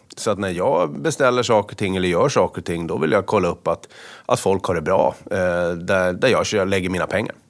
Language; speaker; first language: Swedish; native; Swedish